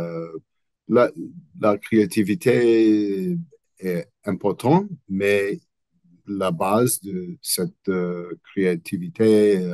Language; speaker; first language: French; non-native, learner; English